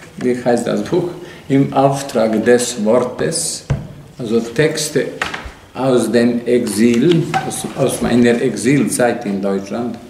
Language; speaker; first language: German; non-native, fluent; Serbian